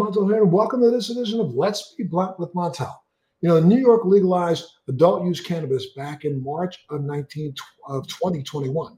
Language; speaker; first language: English; native; English